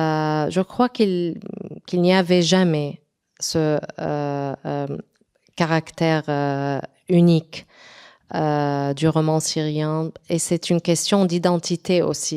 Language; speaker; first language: French; non-native, local second language; Arabic